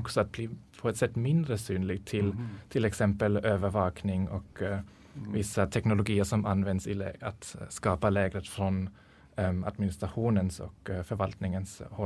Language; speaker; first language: Swedish; non-native, fluent; German